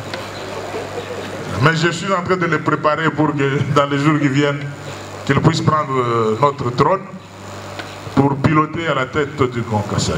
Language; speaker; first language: French; non-native, local second language; Luba-Lulua